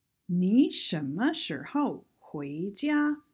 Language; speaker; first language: Chinese; non-native, fluent; English